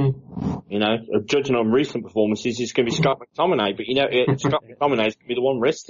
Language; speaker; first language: English; native; English